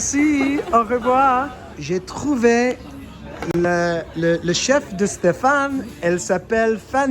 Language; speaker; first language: French; non-native, learner; English